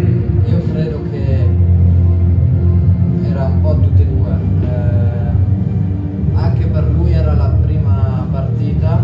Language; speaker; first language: Italian; non-native, local second language; German